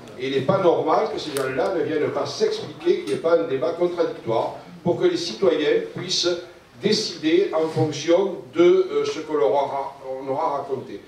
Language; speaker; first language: French; native; French